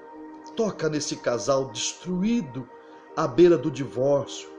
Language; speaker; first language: Portuguese; native; Portuguese